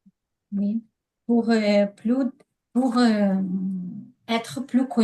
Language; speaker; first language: French; non-native, learner; Ukrainian